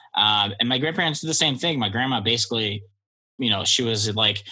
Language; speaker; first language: English; early bilingual, other home language; Polish